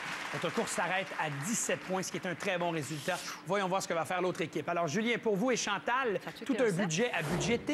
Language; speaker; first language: French; native; French